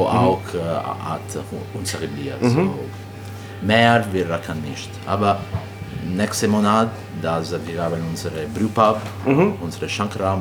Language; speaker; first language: German; non-native, learner; Italian